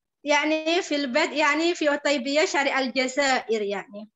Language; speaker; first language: Arabic; non-native, learner; Indonesian